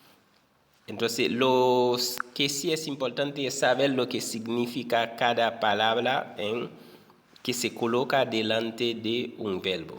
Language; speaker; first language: Spanish; non-native, fluent; Haitian Creole